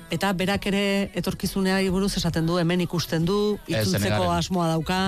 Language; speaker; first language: Basque; native; Basque